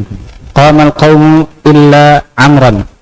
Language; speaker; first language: Arabic; non-native, learner; Indonesian